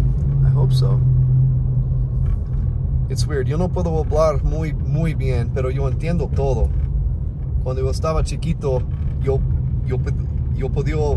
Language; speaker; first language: Spanish; non-native, learner; English